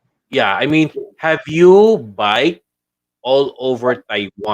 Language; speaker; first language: English; non-native, local second language; Filipino